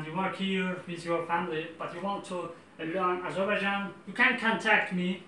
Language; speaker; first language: English; non-native, learner; Azerbaijani